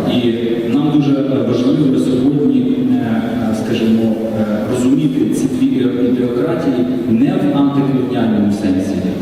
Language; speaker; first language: Ukrainian; native; Ukrainian